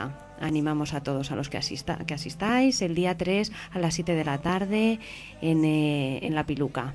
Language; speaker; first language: Spanish; native; Spanish